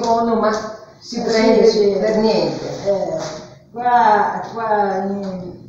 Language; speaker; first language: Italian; non-native, learner; Portuguese